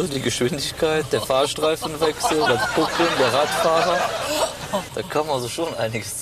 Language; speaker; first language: German; native; German